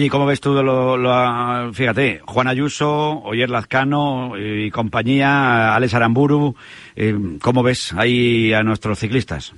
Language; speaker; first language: Spanish; native; Spanish